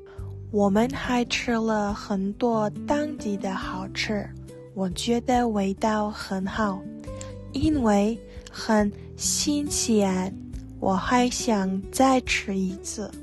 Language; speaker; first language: Chinese; non-native, learner; Russian